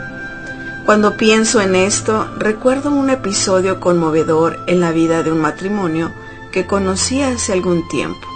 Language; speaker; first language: Spanish; native; Spanish